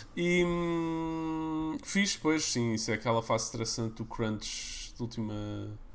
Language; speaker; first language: Portuguese; early bilingual, other home language; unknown